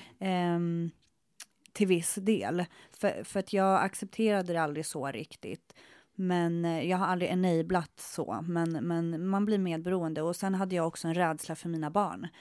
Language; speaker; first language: Swedish; early bilingual, other home language; Spanish